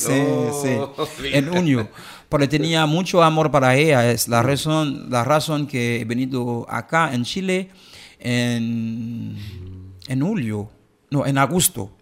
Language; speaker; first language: Spanish; non-native, learner; Haitian Creole